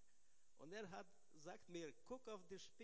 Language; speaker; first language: German; non-native, learner; Russian